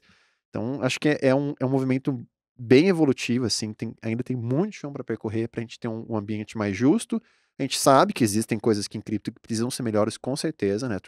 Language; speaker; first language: Portuguese; native; Portuguese